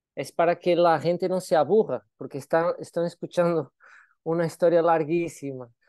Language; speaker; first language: Spanish; non-native, fluent; Portuguese